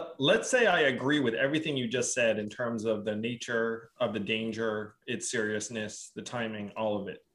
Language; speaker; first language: English; native; English